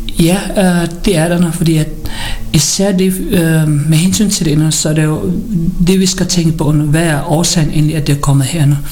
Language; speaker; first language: Danish; early bilingual, other home language; Filipino